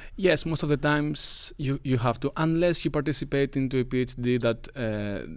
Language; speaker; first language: English; non-native, fluent; Greek